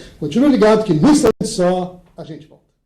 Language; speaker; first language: Portuguese; native; Portuguese